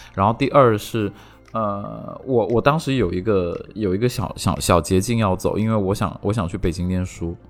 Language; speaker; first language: Chinese; non-native, local second language; Cantonese